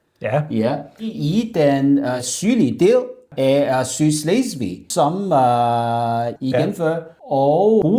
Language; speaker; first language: Danish; non-native, learner; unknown